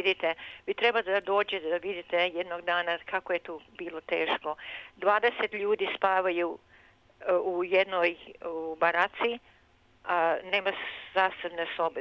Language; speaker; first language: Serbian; early bilingual, heritage; Serbian